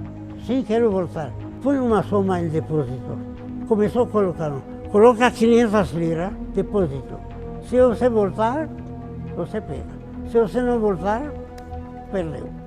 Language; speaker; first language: Portuguese; non-native, fluent; Arabic